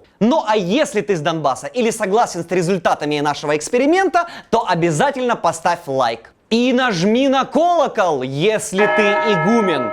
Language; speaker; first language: Russian; native; Russian